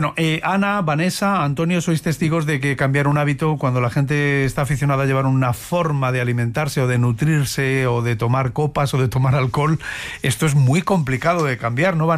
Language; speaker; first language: Spanish; native; Spanish